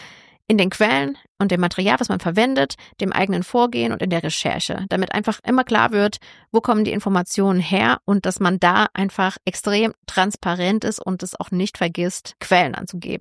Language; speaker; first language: German; native; German